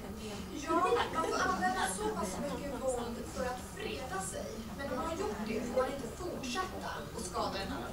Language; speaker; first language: Swedish; native; Swedish